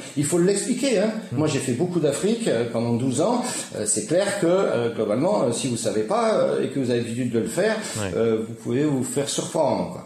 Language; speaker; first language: French; native; French